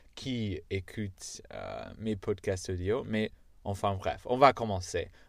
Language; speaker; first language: French; non-native, fluent; English